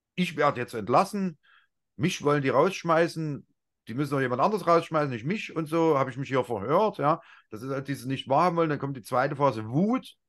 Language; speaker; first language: German; native; German